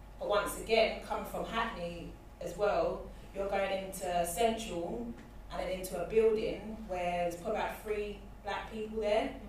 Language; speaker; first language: English; native; English